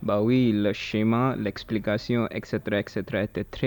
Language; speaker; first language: French; non-native, learner; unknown